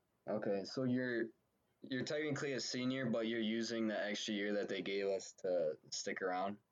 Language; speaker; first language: English; native; English